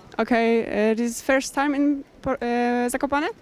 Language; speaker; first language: English; non-native, learner; Polish